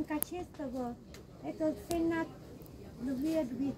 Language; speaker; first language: Russian; non-native, learner; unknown